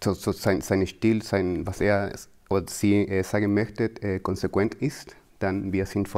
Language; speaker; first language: German; non-native, fluent; Spanish